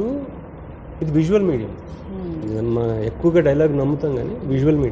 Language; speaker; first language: Telugu; native; Telugu